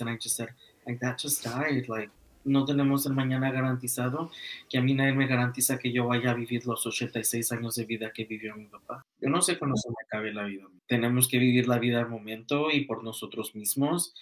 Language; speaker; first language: Spanish; early bilingual, other home language; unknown